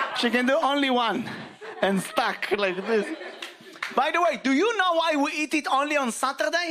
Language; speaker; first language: English; non-native, fluent; Hebrew